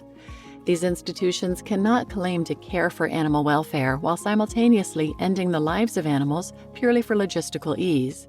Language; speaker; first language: English; native; English